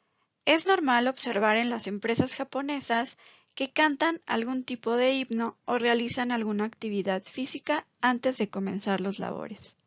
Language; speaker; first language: Spanish; native; Spanish